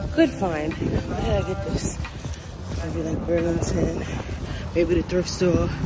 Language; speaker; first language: English; native; English